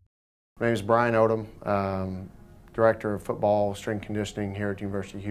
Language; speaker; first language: English; native; English